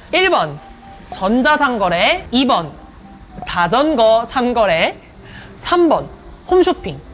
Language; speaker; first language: Korean; native; Korean